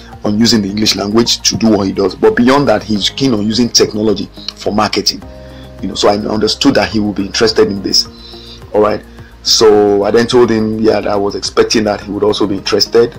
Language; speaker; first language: English; non-native, local second language; Yoruba